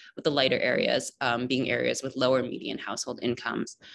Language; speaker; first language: English; native; English